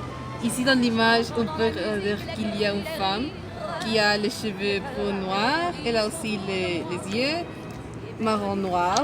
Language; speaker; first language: French; non-native, learner; Spanish